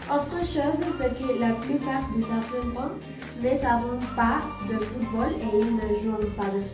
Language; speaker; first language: French; non-native, learner; Spanish